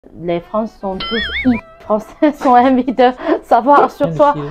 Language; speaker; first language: French; non-native, fluent; Chinese